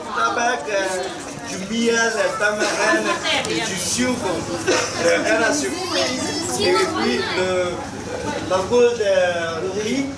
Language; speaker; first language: French; non-native, learner; Burmese